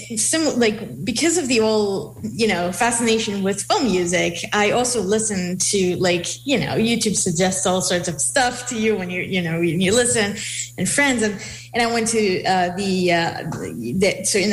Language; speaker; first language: English; non-native, fluent; Hebrew